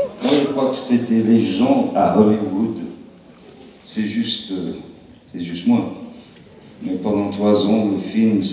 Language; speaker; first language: French; non-native, learner; English